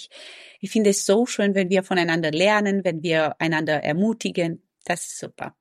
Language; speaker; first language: German; non-native, fluent; Romanian